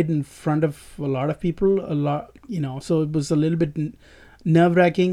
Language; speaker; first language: English; non-native, local second language; Tamil